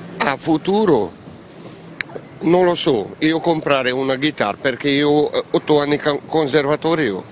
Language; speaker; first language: Italian; non-native, learner; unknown